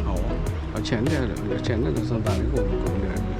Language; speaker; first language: Swedish; non-native, fluent; Vietnamese